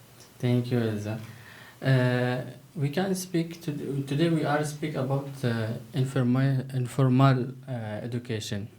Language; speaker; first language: English; non-native, learner; Turkish